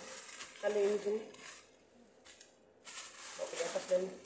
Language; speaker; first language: Indonesian; non-native, learner; Filipino